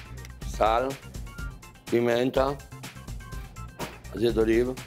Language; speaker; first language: Portuguese; non-native, fluent; French